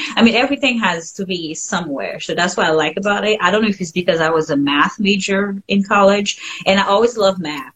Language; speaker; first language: English; non-native, fluent; French